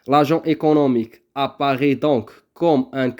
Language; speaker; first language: French; non-native, local second language; Arabic